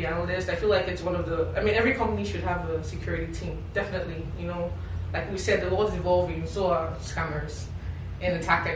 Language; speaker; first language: English; non-native, local second language; Igbo